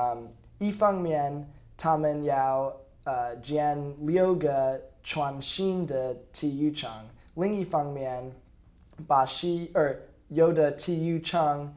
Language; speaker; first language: Chinese; non-native, learner; English